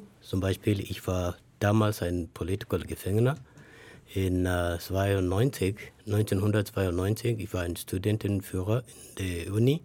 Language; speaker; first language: German; non-native, learner; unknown